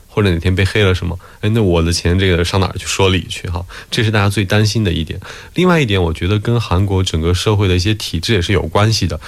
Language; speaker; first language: Chinese; native; Chinese